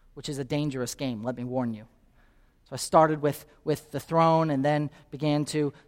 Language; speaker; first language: English; native; English